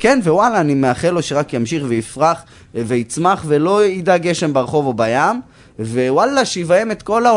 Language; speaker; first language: Hebrew; native; Hebrew